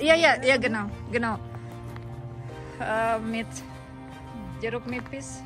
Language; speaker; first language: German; non-native, learner; Indonesian